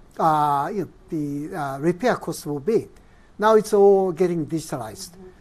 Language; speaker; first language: English; non-native, fluent; Japanese